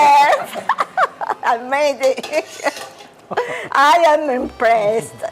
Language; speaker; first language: English; non-native, fluent; Italian